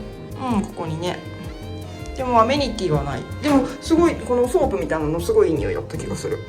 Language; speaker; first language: Japanese; native; Japanese